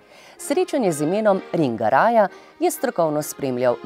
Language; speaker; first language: Slovenian; native; Slovenian